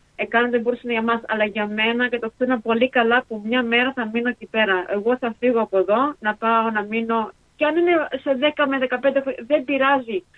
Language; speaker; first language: Greek; early bilingual, heritage; Greek